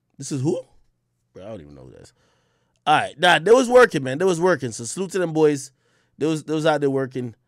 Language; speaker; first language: English; native; English